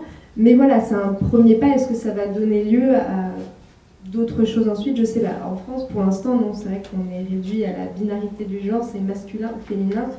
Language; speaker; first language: French; native; French